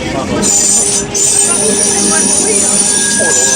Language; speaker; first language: French; non-native, learner; German